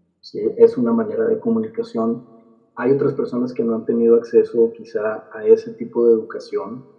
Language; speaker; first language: Spanish; native; Spanish